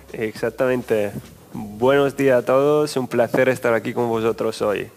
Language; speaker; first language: Spanish; non-native, fluent; Italian